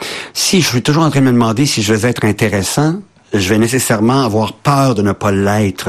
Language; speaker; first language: French; native; French